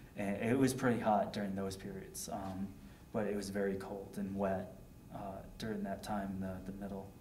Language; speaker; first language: English; native; English